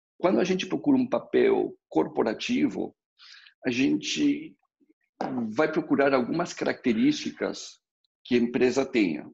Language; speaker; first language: Portuguese; early bilingual, other home language; Spanish